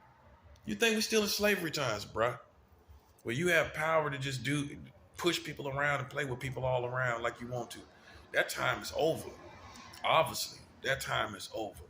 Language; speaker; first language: English; native; English